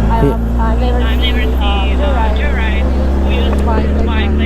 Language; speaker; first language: English; non-native, learner; Russian